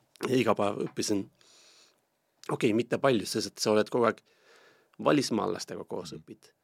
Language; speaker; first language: Estonian; non-native, fluent; Turkish